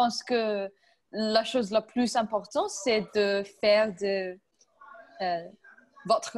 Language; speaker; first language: French; non-native, learner; English